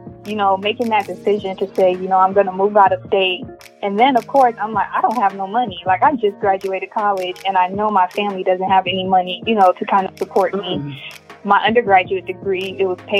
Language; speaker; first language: English; native; English